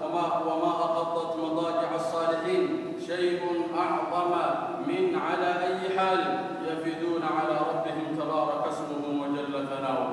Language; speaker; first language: Arabic; non-native, local second language; Somali